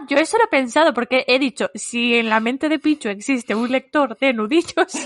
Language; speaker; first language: Spanish; non-native, local second language; Galician